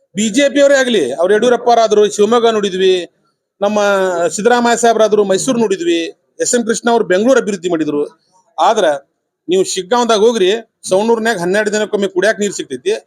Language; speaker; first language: Kannada; non-native, local second language; Urdu